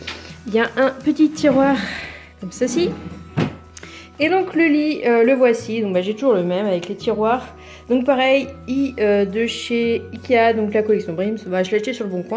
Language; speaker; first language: French; native; French